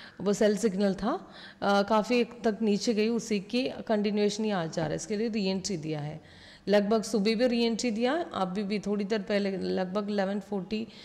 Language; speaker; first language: Hindi; non-native, local second language; Malayalam